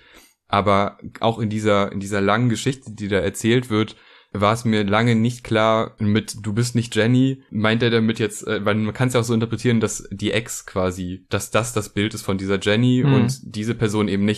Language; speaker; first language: German; native; German